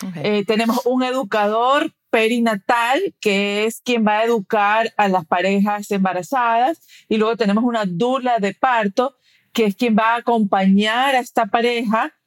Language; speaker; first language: Spanish; early bilingual, heritage; Spanish